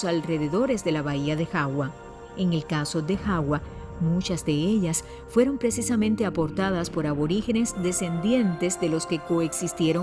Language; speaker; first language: Spanish; native; Spanish